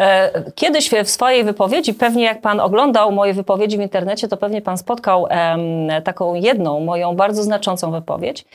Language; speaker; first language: Polish; native; Polish